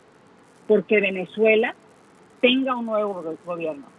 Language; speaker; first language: Spanish; native; Spanish